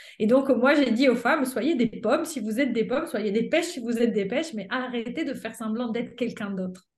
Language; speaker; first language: French; non-native, fluent; Italian